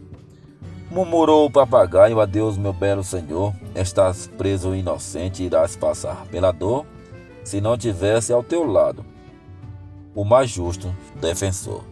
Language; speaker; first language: Portuguese; native; Portuguese